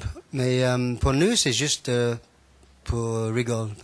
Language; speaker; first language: French; non-native, learner; English